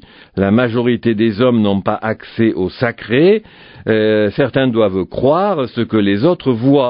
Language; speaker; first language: French; native; French